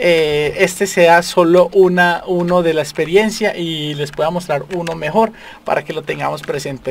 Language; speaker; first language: Spanish; native; Spanish